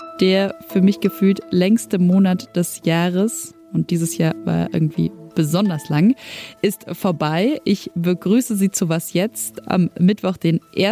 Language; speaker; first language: German; native; German